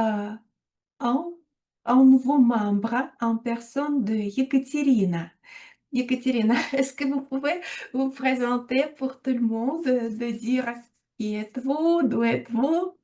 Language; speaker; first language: French; non-native, fluent; Russian